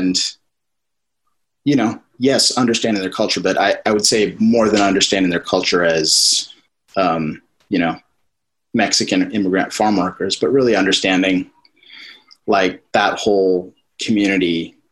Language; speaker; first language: English; native; English